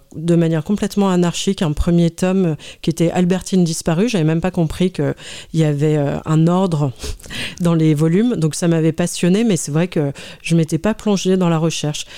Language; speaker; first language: French; native; French